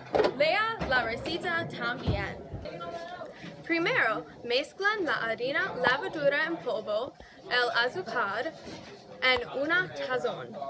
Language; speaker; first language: Spanish; non-native, learner; English